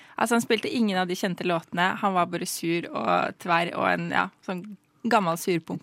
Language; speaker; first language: Norwegian; native; Norwegian